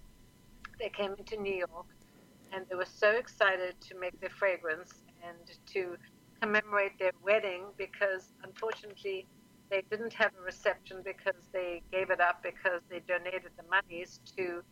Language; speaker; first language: English; native; English